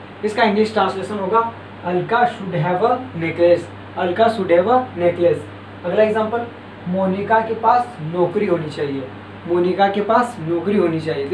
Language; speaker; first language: Hindi; native; Hindi